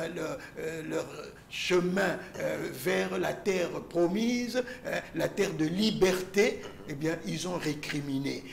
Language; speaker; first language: French; non-native, local second language; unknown